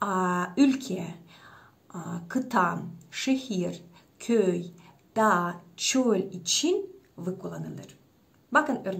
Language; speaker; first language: Turkish; non-native, fluent; Russian